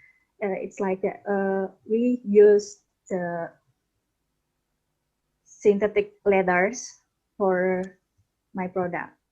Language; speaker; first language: English; non-native, learner; Indonesian